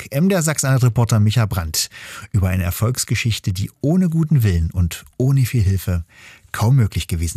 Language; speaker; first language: German; native; German